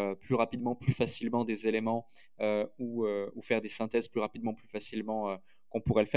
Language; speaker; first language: French; native; French